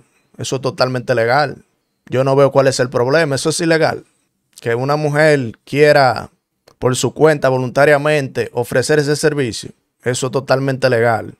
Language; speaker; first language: Spanish; native; Spanish